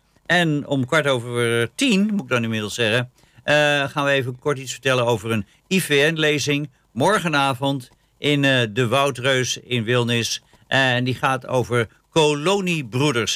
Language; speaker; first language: Dutch; native; Dutch